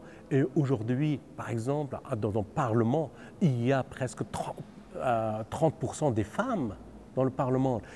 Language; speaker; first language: French; non-native, fluent; Persian